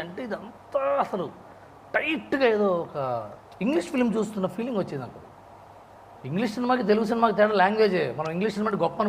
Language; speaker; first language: Telugu; native; Telugu